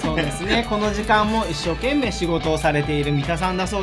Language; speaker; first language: Japanese; native; Japanese